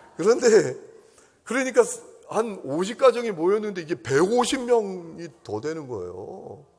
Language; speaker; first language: Korean; native; Korean